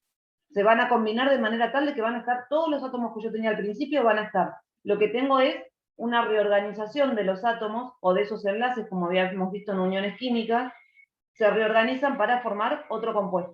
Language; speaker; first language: Spanish; native; Spanish